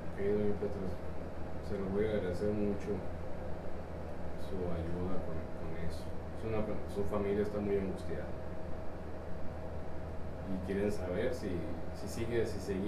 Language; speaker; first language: Spanish; native; Spanish